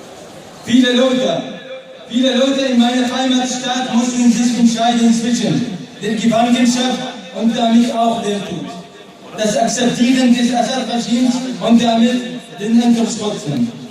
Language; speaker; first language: German; non-native, learner; Arabic